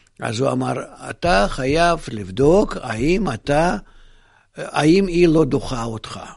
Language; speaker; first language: Hebrew; non-native, fluent; Russian